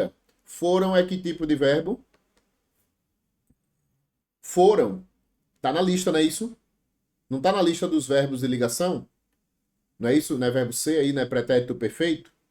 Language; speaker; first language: Portuguese; native; Portuguese